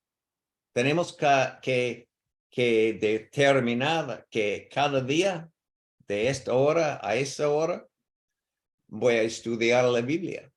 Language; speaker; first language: Spanish; non-native, learner; English